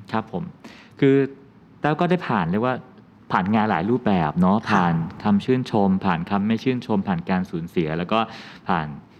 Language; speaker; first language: Thai; native; Thai